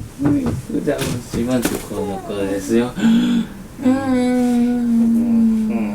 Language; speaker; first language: Japanese; native; Japanese